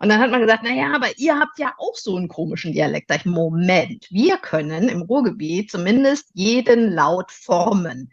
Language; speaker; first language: German; native; German